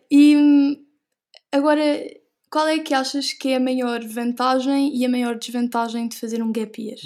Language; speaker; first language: Portuguese; native; Portuguese